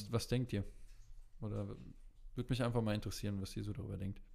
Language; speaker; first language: German; native; German